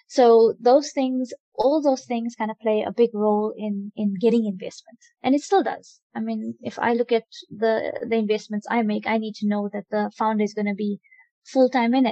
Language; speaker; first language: English; native; English